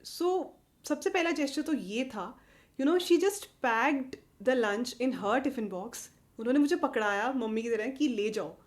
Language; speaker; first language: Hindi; native; Hindi